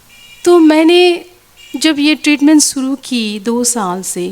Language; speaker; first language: Hindi; non-native, local second language; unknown